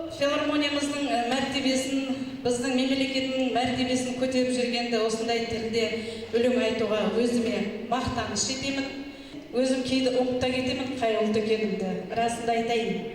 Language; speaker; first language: Kazakh; non-native, local second language; German